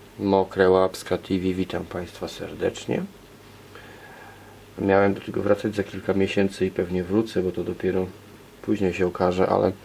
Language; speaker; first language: Polish; native; Polish